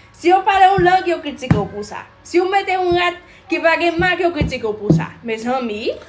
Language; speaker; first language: Haitian Creole; non-native, fluent; Portuguese